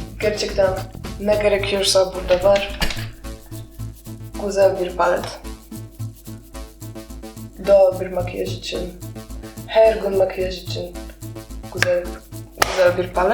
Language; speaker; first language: Turkish; non-native, learner; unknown